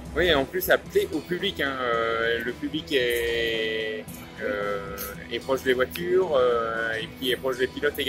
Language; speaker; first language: French; native; French